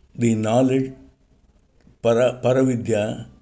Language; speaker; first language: English; non-native, local second language; Tamil